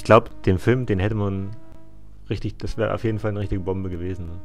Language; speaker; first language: German; native; German